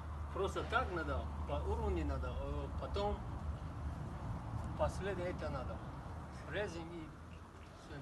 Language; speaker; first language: Russian; non-native, learner; Tajik